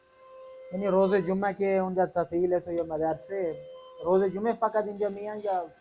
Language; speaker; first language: Persian; non-native, learner; Urdu